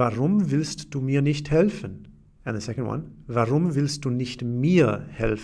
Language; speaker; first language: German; non-native, fluent; English